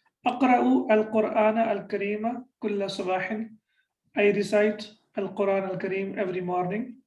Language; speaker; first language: Arabic; non-native, fluent; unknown